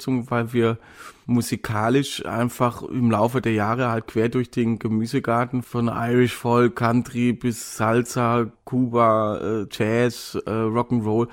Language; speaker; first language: German; native; German